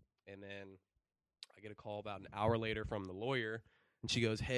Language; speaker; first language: English; native; English